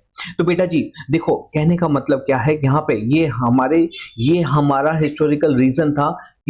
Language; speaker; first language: Hindi; native; Hindi